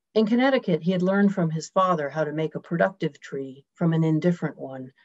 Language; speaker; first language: English; native; English